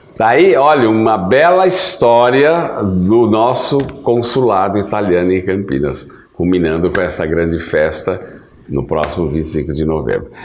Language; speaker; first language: Portuguese; native; Portuguese